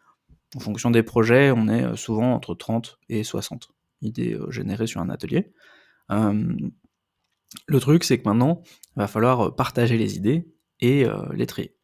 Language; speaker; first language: French; native; French